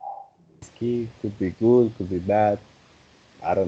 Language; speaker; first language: English; non-native, fluent; Spanish